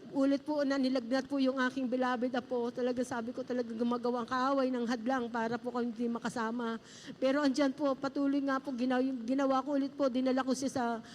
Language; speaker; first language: Filipino; native; Filipino